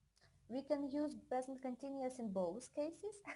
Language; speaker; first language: English; non-native, fluent; Russian